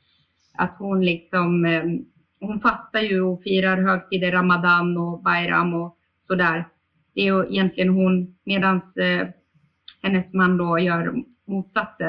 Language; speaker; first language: Swedish; early bilingual, other home language; Bosnian